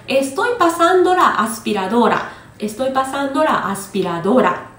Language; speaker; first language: Spanish; non-native, fluent; Japanese